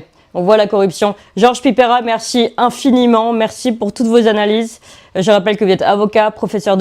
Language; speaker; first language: French; native; French